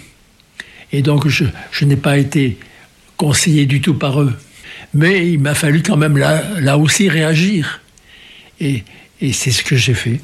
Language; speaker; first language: French; native; French